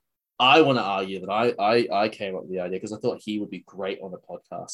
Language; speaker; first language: English; native; English